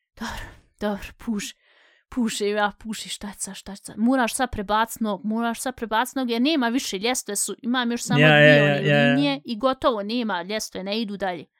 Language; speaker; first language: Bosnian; early bilingual, heritage; Bosnian